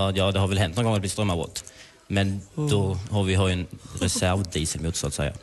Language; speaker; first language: Swedish; native; Swedish